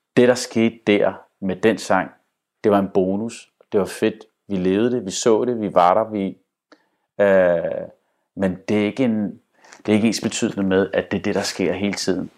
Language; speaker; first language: Danish; early bilingual, other home language; Arabic